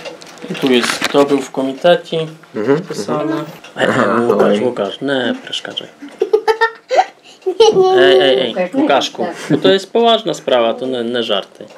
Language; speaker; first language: Polish; non-native, local second language; Rusyn